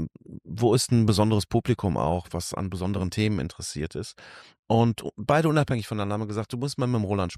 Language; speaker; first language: German; native; German